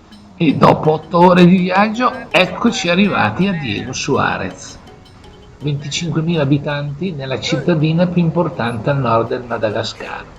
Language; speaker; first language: Italian; native; Italian